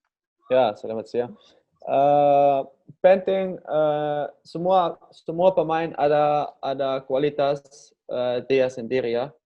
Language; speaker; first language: Indonesian; non-native, learner; Dutch